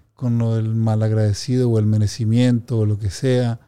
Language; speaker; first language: Spanish; native; Spanish